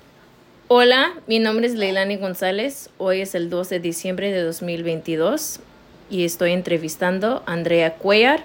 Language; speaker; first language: Spanish; early bilingual, heritage; Spanish